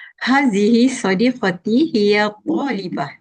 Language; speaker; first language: Arabic; non-native, learner; Malay